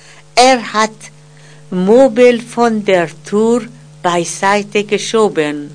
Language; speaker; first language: German; non-native, fluent; Persian